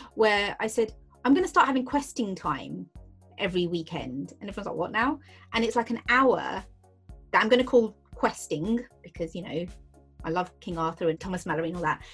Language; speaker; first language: English; native; English